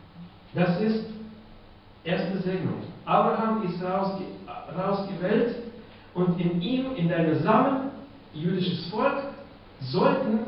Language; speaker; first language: German; non-native, fluent; Russian